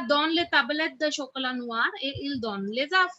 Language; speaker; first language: French; non-native, fluent; Hindi